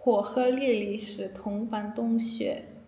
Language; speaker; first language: Chinese; non-native, learner; Indonesian